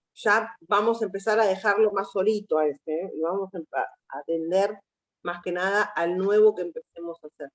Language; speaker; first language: Spanish; native; Spanish